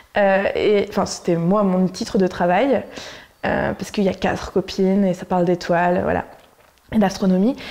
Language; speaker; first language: French; native; French